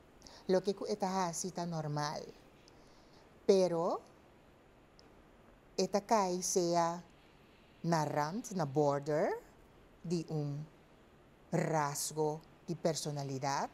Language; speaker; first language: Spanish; non-native, fluent; Papiamento